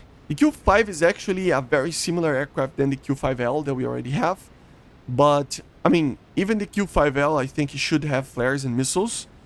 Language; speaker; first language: English; non-native, fluent; Portuguese